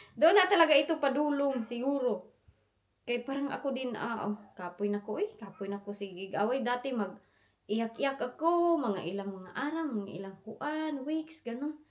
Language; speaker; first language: Filipino; non-native, local second language; Cebuano